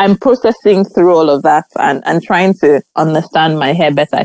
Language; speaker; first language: English; non-native, local second language; Igbo